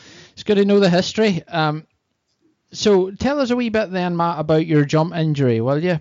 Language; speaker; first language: English; native; English